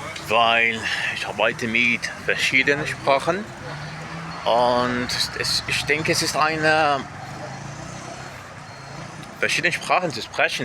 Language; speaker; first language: German; non-native, learner; Portuguese